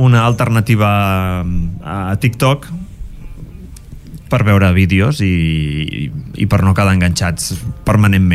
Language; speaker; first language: Catalan; native; Catalan